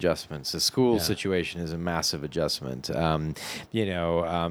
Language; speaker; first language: English; native; English